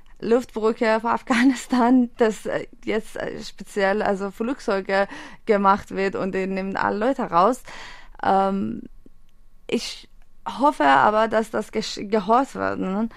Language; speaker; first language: German; non-native, fluent; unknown